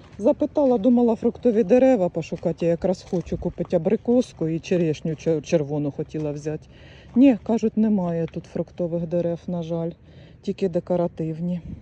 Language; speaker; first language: Ukrainian; native; Ukrainian